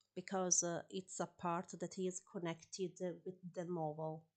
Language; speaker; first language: English; non-native, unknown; Italian